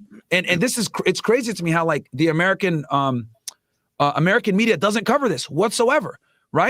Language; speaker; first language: English; native; English